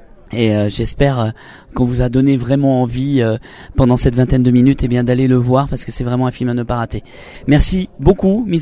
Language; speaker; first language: French; native; French